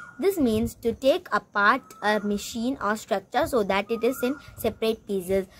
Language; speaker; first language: English; non-native, local second language; Tamil